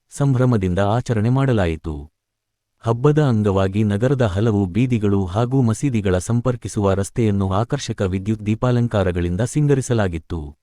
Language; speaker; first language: Kannada; native; Kannada